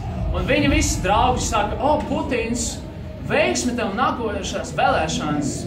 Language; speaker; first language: Latvian; non-native, local second language; Russian